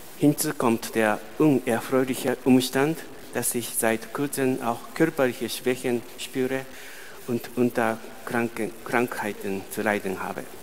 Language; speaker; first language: German; non-native, fluent; Japanese